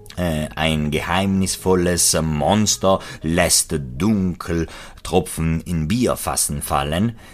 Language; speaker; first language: German; non-native, fluent; Italian